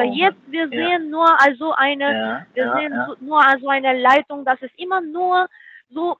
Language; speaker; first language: German; non-native, fluent; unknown